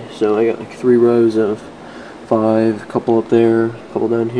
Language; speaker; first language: English; native; English